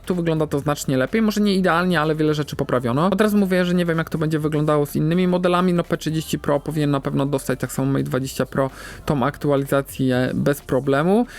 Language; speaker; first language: Polish; native; Polish